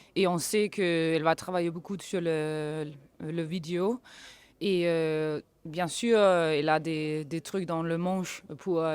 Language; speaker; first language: French; non-native, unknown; Danish